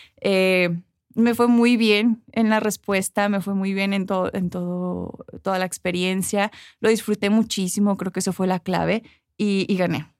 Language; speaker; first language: Spanish; early bilingual, heritage; Spanish